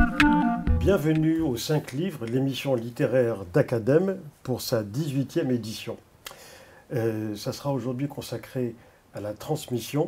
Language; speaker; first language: French; native; French